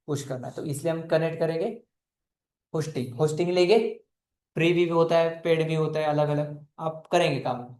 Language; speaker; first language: Hindi; non-native, local second language; Marathi